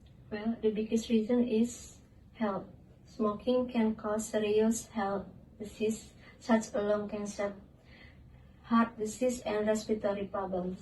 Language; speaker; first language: English; non-native, learner; Indonesian